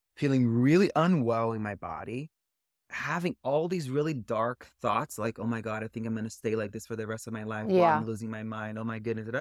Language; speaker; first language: English; early bilingual, other home language; Portuguese